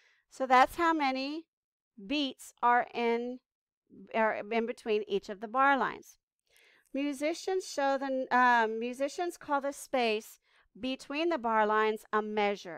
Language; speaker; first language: English; native; English